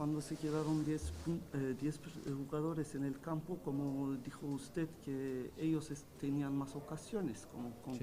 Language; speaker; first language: Spanish; non-native, learner; Turkish